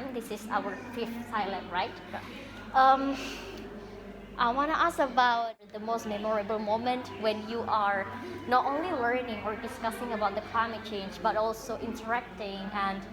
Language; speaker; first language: English; non-native, fluent; Indonesian